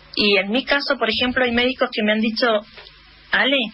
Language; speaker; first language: Spanish; native; Spanish